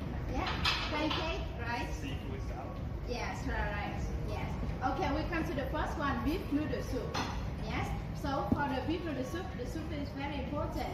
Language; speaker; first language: English; non-native, learner; Vietnamese